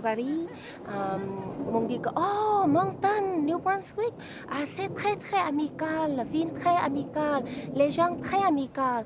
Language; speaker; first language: French; non-native, learner; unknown